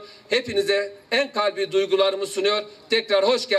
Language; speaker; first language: Turkish; native; Turkish